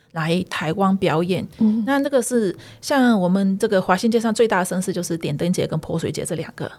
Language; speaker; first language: Chinese; early bilingual, heritage; Chinese